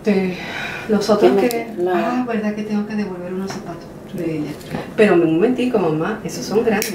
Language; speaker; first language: Spanish; native; Spanish